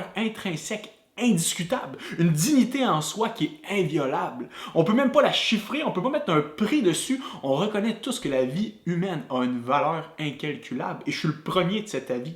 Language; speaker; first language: French; native; French